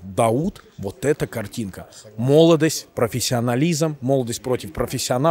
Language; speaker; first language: Russian; native; Russian